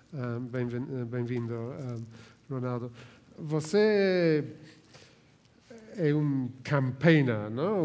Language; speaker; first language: Portuguese; non-native, fluent; Spanish